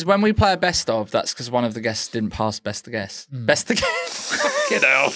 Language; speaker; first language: English; native; English